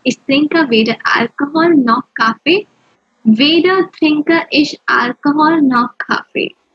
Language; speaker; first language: German; non-native, fluent; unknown